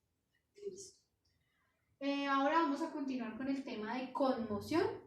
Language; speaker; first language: Spanish; native; Spanish